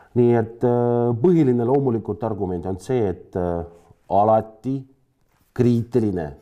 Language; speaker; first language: Estonian; non-native, local second language; Russian